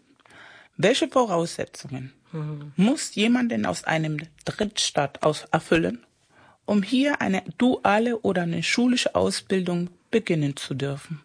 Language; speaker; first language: German; early bilingual, other home language; Spanish